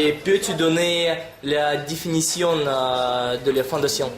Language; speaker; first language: French; non-native, learner; Russian